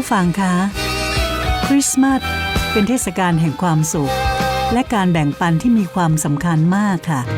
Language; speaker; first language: Thai; native; Thai